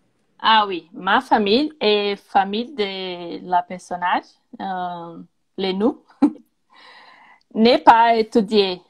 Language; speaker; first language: French; non-native, learner; Portuguese